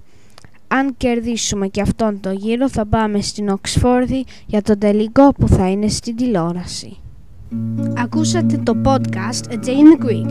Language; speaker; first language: Greek; early bilingual, heritage; English